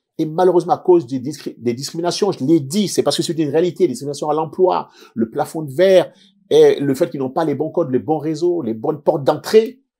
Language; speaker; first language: French; native; French